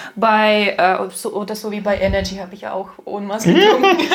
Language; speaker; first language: German; non-native, fluent; Russian